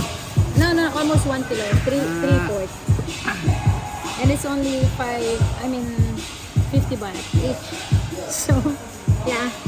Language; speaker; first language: English; non-native, local second language; Filipino